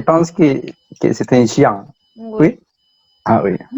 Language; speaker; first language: French; non-native, learner; Spanish